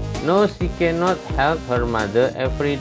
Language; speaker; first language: English; non-native, learner; Indonesian